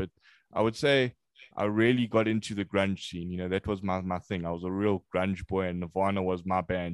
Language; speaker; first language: English; native; English